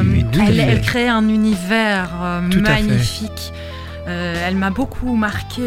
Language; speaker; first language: French; native; French